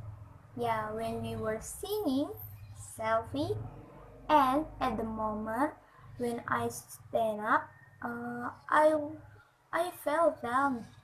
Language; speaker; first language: English; non-native, learner; Indonesian